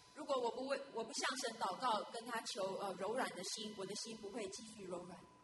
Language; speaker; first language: Chinese; native; Chinese